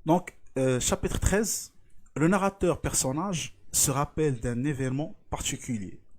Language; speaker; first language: French; non-native, local second language; Arabic